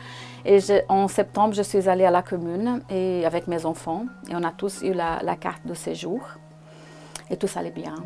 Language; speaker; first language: French; non-native, fluent; Portuguese